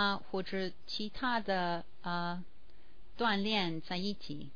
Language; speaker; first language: Chinese; non-native, learner; English